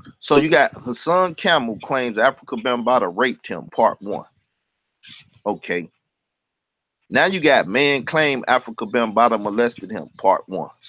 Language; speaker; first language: English; native; English